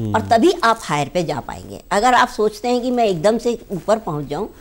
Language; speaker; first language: Hindi; native; Hindi